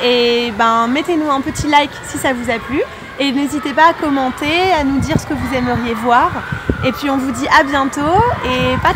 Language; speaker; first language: French; native; French